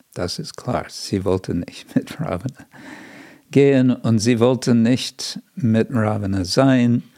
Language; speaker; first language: German; non-native, fluent; English